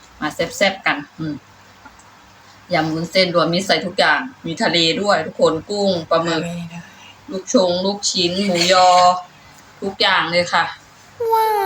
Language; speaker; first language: Thai; native; Thai